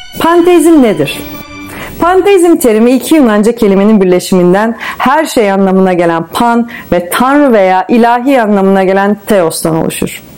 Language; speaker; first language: Turkish; native; Turkish